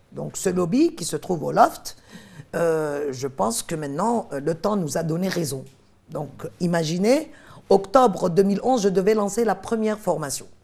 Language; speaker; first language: French; non-native, local second language; Arabic